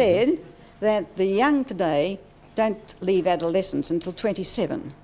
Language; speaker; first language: English; native; English